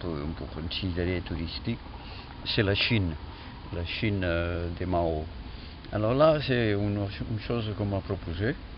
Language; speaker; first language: French; non-native, fluent; Catalan